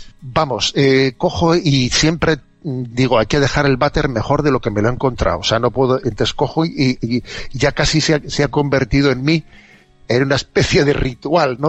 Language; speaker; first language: Spanish; native; Spanish